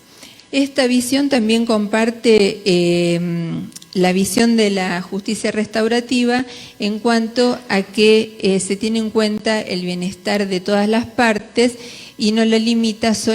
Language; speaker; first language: Spanish; native; Spanish